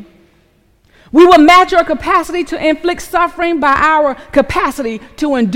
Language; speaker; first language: English; native; English